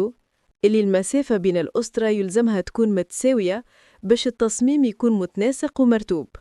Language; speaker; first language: Arabic; native; Arabic